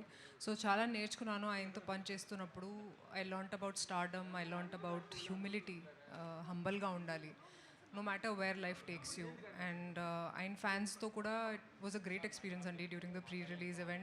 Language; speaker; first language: Telugu; non-native, fluent; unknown